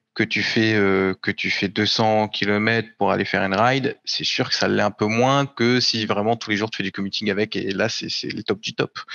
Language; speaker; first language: French; native; French